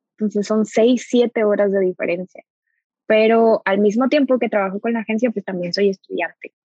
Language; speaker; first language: Spanish; native; Spanish